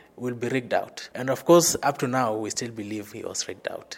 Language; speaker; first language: English; non-native, local second language; Luyia